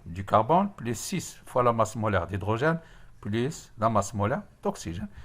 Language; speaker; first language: French; non-native, local second language; Arabic